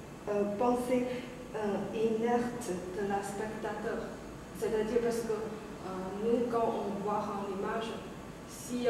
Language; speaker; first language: French; non-native, learner; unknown